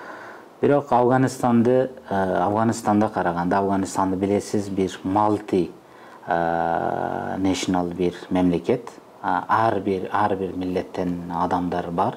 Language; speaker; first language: Kyrgyz; non-native, fluent; Uzbek